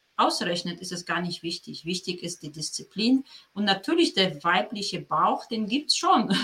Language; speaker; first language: German; non-native, fluent; Polish